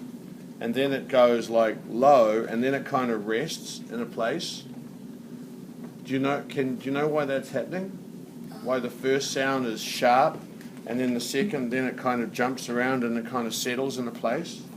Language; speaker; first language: English; native; English